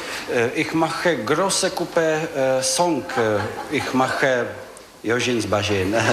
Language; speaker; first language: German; non-native, learner; Czech